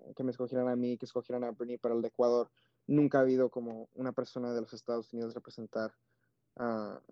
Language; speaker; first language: Spanish; early bilingual, heritage; Spanish